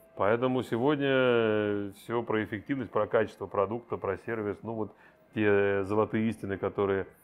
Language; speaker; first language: Russian; native; Russian